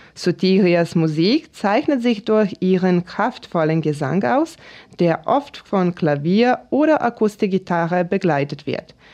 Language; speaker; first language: German; non-native, fluent; Serbian